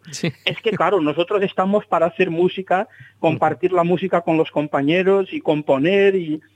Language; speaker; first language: Spanish; early bilingual, other home language; Portuguese